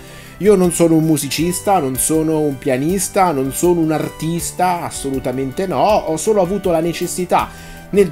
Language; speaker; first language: Italian; native; Italian